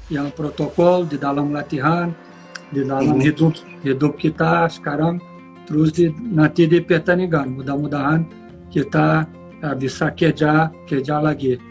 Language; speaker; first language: Indonesian; non-native, fluent; Portuguese